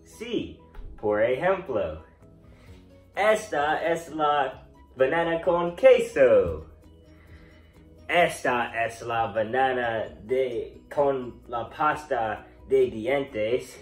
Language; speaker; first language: Spanish; non-native, learner; English